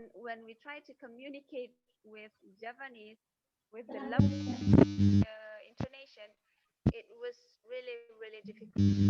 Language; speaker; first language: English; non-native, fluent; Indonesian